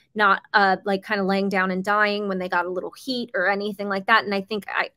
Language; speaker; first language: English; native; English